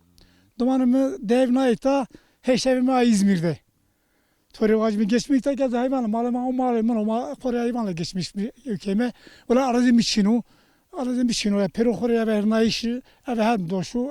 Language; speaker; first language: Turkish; non-native, local second language; Zaza